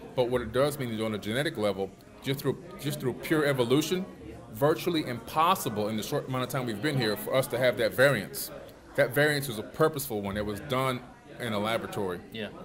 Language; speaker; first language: English; native; English